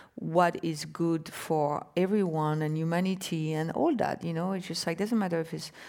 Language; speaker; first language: English; non-native, fluent; French